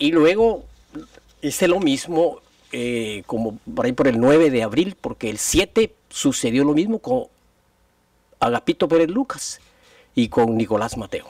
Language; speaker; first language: Spanish; native; Spanish